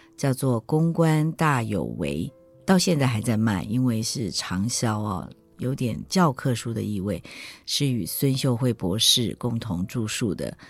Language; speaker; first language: Chinese; native; Chinese